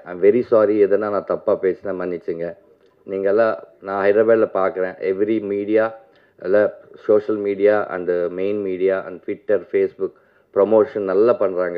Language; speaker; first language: Tamil; non-native, learner; Telugu